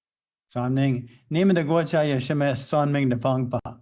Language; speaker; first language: Chinese; non-native, fluent; English